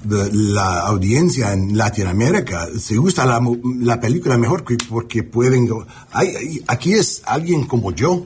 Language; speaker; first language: Spanish; early bilingual, heritage; English